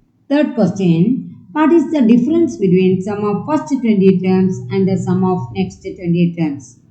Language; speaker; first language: English; non-native, local second language; Malayalam